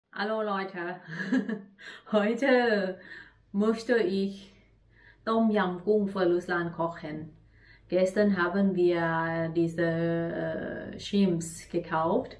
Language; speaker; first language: German; non-native, learner; Thai